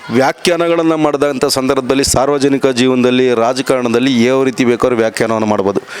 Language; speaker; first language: Kannada; native; Kannada